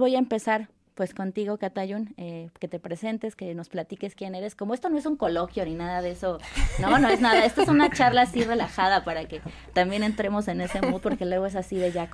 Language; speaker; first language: Spanish; native; Spanish